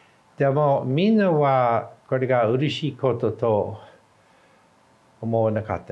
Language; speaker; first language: Japanese; non-native, fluent; English